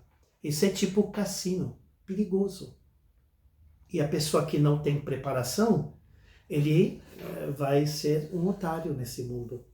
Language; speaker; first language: Portuguese; non-native, fluent; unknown